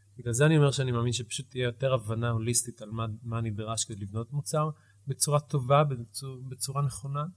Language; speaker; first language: Hebrew; early bilingual, heritage; Hebrew